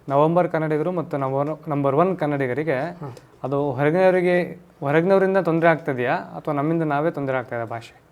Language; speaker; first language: Kannada; native; Kannada